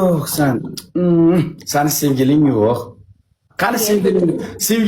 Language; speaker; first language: Turkish; non-native, learner; Uzbek